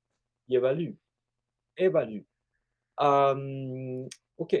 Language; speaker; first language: French; non-native, fluent; Spanish